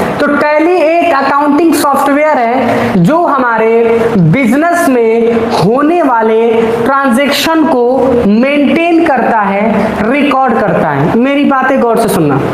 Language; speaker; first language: Hindi; native; Hindi